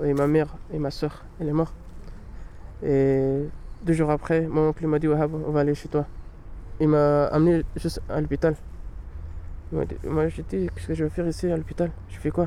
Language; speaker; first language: French; non-native, learner; Pashto